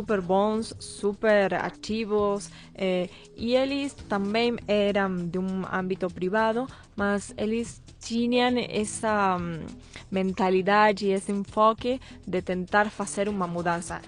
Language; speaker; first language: Portuguese; non-native, fluent; Spanish